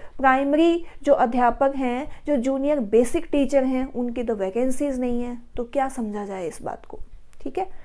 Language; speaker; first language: Hindi; native; Hindi